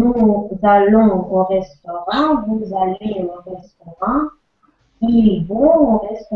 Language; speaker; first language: French; non-native, learner; Russian